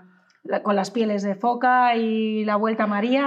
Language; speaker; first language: Spanish; native; Spanish